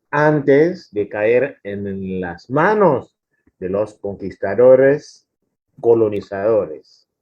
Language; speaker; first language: Spanish; non-native, fluent; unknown